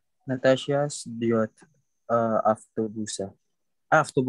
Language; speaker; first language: Russian; non-native, learner; Indonesian